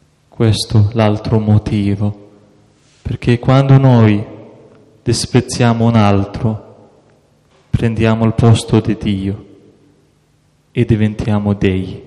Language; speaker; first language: Italian; non-native, fluent; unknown